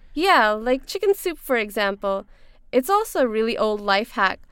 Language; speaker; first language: English; non-native, local second language; Urdu